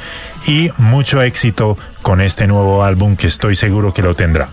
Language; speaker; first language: Spanish; native; Spanish